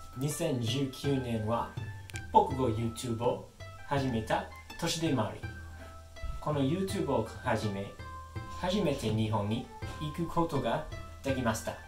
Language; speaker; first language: Japanese; non-native, learner; English